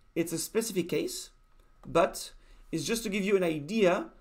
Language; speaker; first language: English; non-native, fluent; Spanish